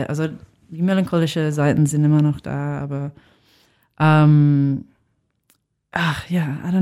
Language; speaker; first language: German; non-native, fluent; English